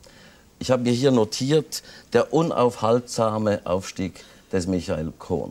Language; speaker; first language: German; native; German